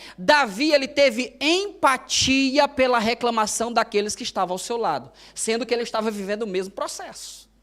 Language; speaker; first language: Portuguese; native; Portuguese